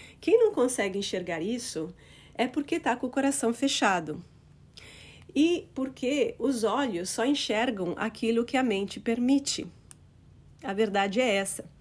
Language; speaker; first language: Portuguese; non-native, fluent; Italian